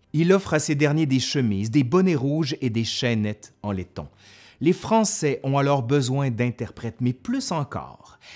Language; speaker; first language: French; native; French